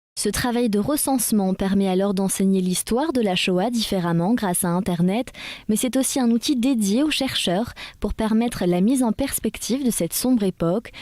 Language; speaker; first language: French; native; French